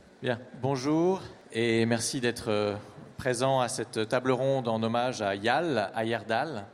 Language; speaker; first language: French; native; French